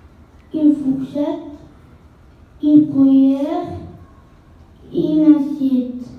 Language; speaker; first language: French; non-native, learner; Arabic